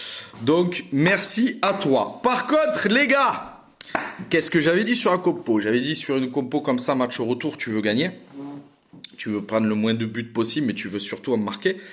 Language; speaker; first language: French; native; French